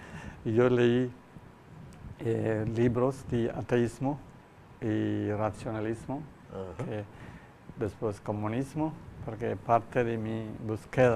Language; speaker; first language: Spanish; non-native, learner; Malayalam